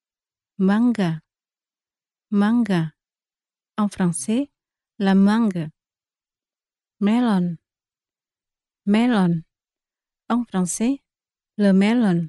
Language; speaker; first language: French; non-native, fluent; Indonesian